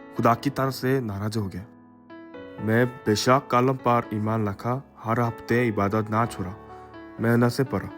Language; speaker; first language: Urdu; non-native, learner; Korean